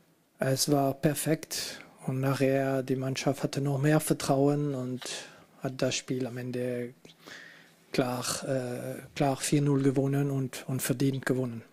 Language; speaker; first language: German; non-native, fluent; French